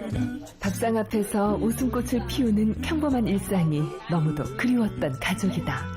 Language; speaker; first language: Korean; native; Korean